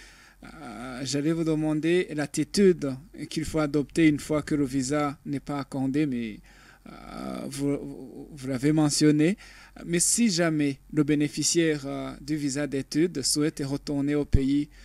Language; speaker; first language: French; non-native, local second language; Rundi